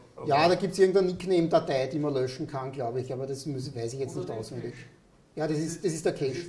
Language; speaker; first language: German; native; German